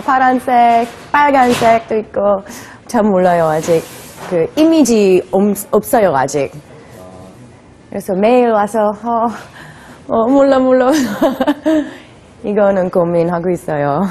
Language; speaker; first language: Korean; early bilingual, heritage; English